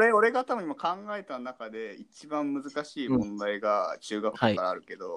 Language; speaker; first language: Japanese; native; Japanese